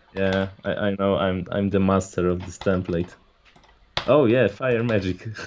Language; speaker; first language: English; non-native, fluent; Polish